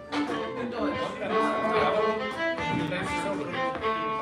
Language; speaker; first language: English; non-native, learner; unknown